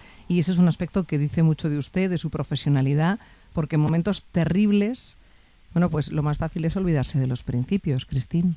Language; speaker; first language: Spanish; native; Spanish